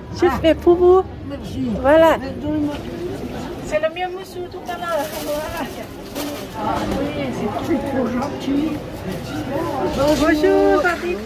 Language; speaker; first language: French; non-native, learner; Thai